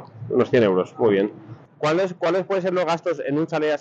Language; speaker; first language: Spanish; native; Spanish